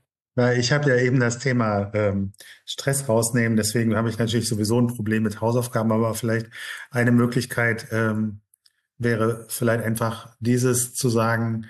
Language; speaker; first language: German; native; German